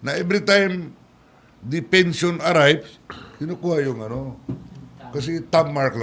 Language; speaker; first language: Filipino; non-native, local second language; Chavacano